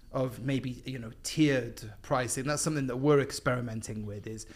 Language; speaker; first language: English; native; English